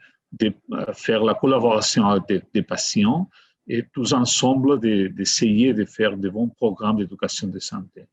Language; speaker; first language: French; non-native, fluent; Catalan